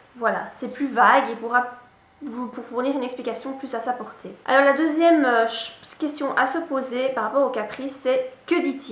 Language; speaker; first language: French; native; French